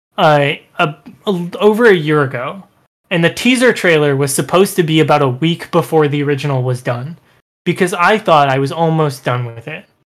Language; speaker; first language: English; native; English